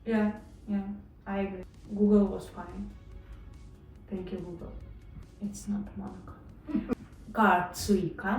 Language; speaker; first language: English; non-native, learner; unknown